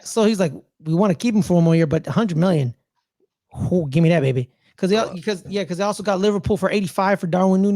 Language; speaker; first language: English; native; English